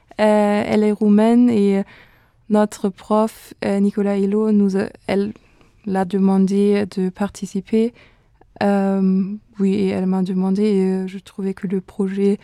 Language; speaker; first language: French; non-native, fluent; German